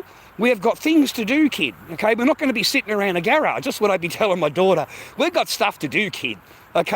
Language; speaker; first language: English; native; English